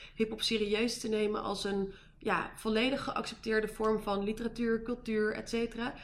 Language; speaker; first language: Dutch; native; Dutch